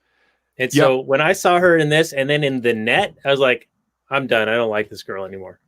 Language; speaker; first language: English; native; English